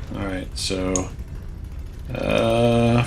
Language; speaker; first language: English; native; English